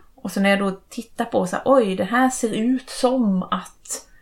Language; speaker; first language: Swedish; native; Swedish